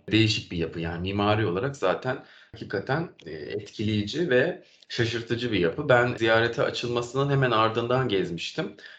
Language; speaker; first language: Turkish; native; Turkish